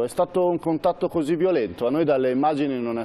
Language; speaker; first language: Italian; native; Italian